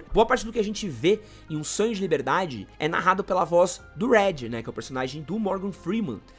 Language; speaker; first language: Portuguese; native; Portuguese